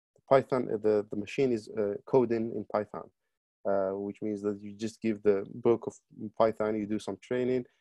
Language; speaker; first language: English; non-native, fluent; Arabic